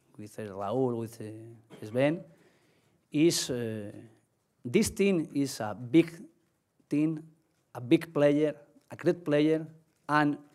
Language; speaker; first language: English; non-native, learner; Spanish